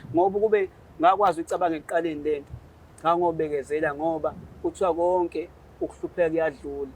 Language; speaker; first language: Zulu; native; Zulu